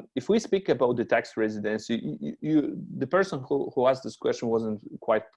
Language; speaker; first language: English; non-native, fluent; Polish